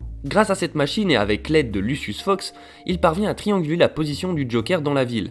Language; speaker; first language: French; native; French